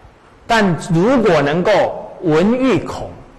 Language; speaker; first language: Chinese; native; Chinese